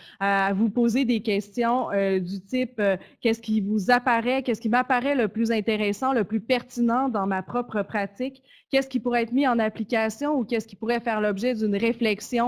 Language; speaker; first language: French; native; French